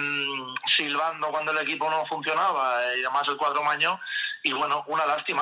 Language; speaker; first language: Spanish; native; Spanish